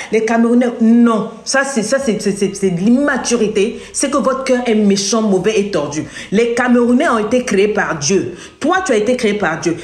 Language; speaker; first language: French; non-native, local second language; Lingala